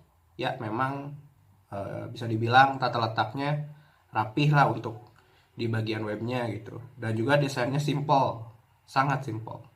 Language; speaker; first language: Indonesian; native; Indonesian